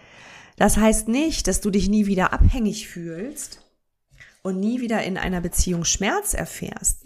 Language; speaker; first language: German; native; German